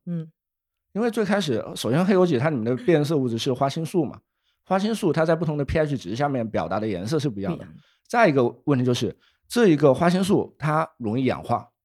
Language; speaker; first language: Chinese; native; Chinese